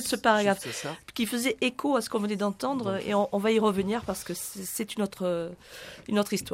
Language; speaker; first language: French; native; French